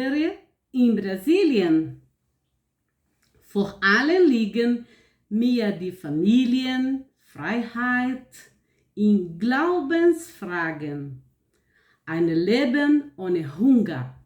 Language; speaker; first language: German; non-native, learner; Portuguese